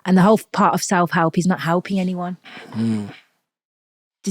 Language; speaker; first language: English; native; English